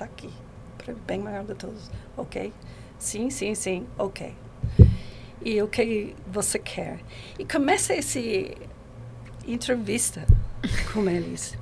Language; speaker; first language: Portuguese; non-native, fluent; English